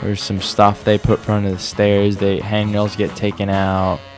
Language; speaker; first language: English; non-native, fluent; Finnish